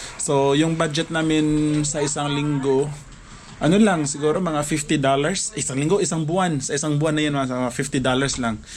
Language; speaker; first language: Filipino; non-native, local second language; Cebuano